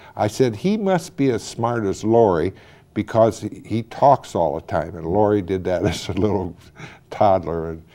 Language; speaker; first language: English; native; English